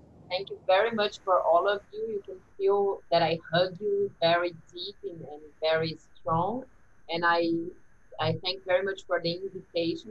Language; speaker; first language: English; non-native, fluent; Portuguese